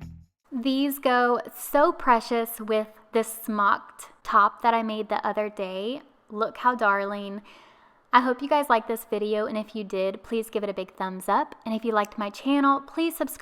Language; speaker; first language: English; native; English